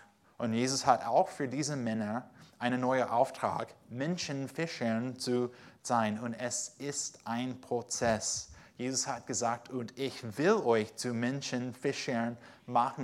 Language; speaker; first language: German; non-native, fluent; English